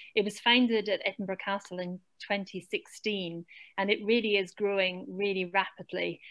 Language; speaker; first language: English; native; English